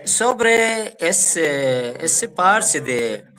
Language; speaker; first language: Portuguese; non-native, fluent; Persian